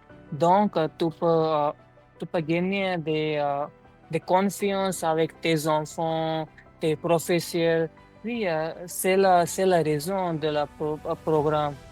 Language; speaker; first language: French; non-native, learner; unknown